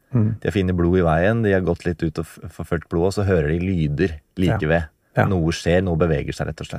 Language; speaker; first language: Norwegian; native; Norwegian